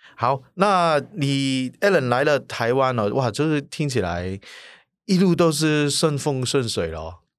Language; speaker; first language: Chinese; non-native, local second language; Cantonese